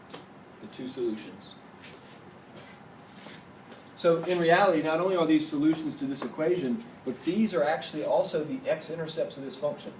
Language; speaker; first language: English; native; English